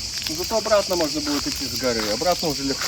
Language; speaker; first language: Russian; native; Russian